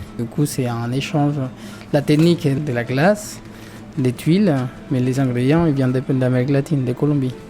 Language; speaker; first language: French; non-native, fluent; Spanish